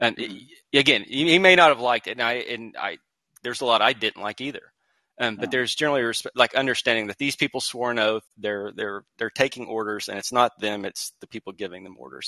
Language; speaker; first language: English; native; English